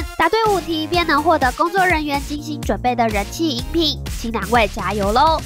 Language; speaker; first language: Chinese; native; Chinese